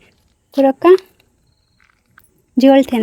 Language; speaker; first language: Korean; non-native, learner; Bangla